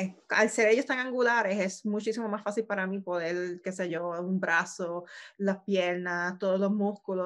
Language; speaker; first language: Spanish; native; Spanish